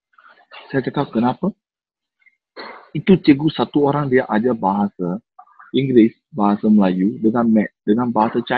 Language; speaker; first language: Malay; non-native, local second language; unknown